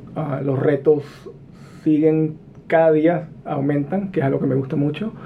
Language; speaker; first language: Spanish; native; Spanish